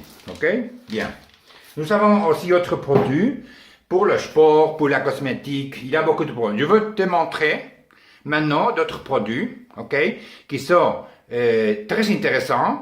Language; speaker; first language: French; non-native, learner; Spanish